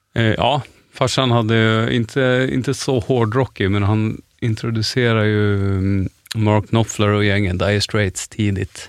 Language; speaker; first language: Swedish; native; Swedish